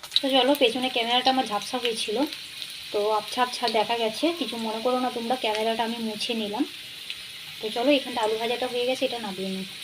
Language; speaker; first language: Bangla; non-native, local second language; Santali